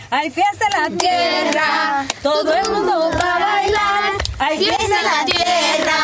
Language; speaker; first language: Spanish; native; Spanish